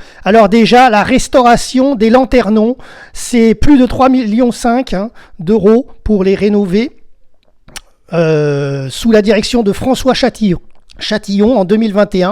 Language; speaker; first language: French; native; French